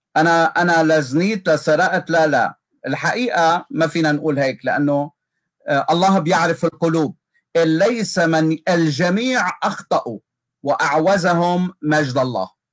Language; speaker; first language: Arabic; native; Arabic